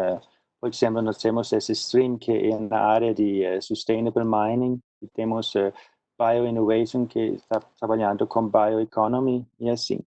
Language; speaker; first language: Portuguese; non-native, fluent; Swedish